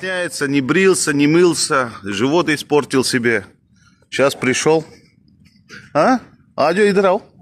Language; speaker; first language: Russian; non-native, fluent; Hindi